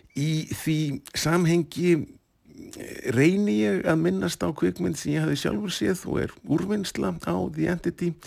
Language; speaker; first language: English; native; English